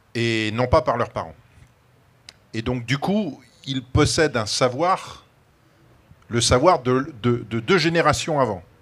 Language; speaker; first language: French; native; French